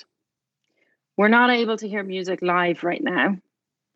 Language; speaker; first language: English; native; English